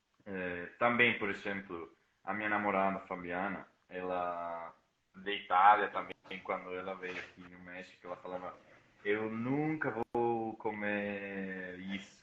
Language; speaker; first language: Portuguese; non-native, fluent; Spanish